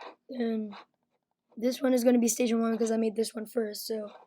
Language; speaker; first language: English; native; English